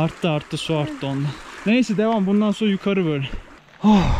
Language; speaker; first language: Turkish; native; Turkish